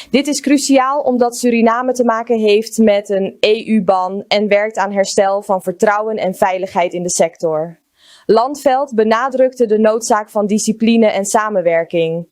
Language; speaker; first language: Dutch; native; Dutch